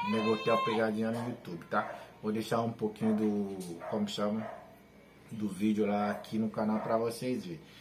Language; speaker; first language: Portuguese; non-native, learner; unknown